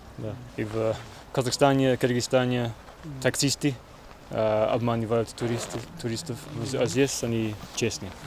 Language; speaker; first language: Russian; non-native, learner; English